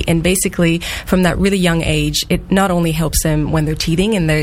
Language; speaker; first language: English; non-native, fluent; French